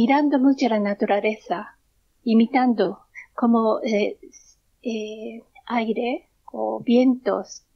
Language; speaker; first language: Spanish; non-native, learner; Japanese